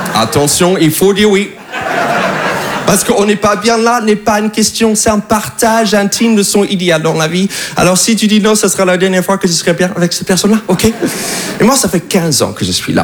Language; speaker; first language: French; non-native, fluent; English